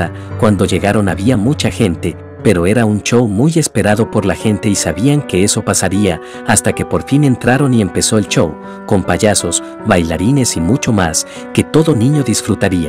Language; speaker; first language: Spanish; native; Spanish